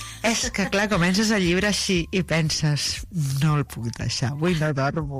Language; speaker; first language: Catalan; native; Catalan